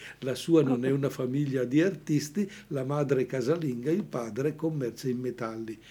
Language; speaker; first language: Italian; native; Italian